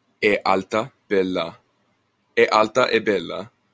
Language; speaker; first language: Italian; non-native, learner; English